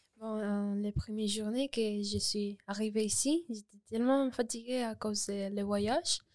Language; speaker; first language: French; non-native, learner; Spanish